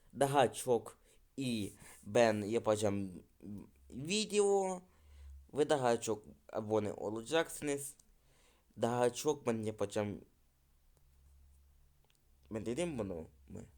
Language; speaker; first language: Turkish; non-native, learner; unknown